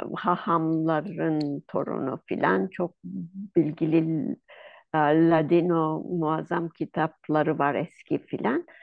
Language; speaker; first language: Turkish; non-native, local second language; Ladino